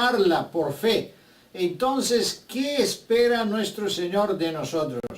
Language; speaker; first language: Spanish; non-native, fluent; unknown